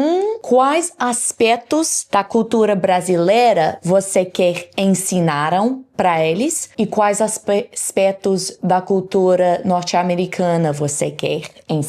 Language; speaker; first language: Portuguese; non-native, learner; English